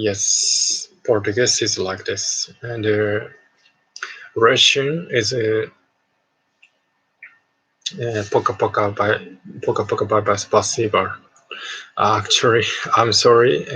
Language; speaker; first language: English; non-native, learner; Japanese